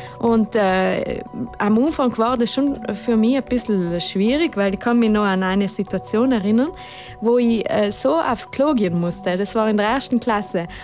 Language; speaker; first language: German; non-native, local second language; Ladin